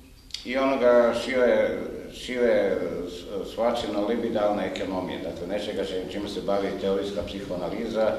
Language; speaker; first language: Croatian; native; Croatian